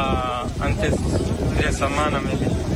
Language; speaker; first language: Spanish; non-native, learner; Arabic